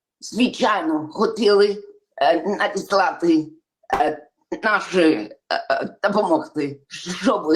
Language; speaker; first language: Ukrainian; early bilingual, heritage; English